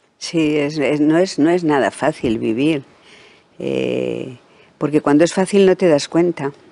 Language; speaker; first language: Spanish; native; Spanish